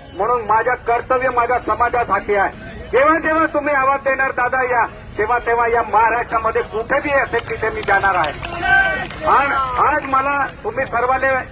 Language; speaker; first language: Marathi; non-native, local second language; Bhili